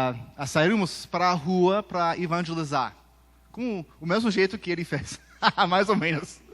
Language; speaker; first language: Portuguese; early bilingual, heritage; Portuguese